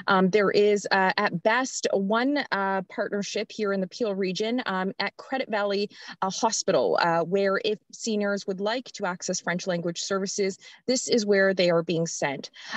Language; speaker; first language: English; native; English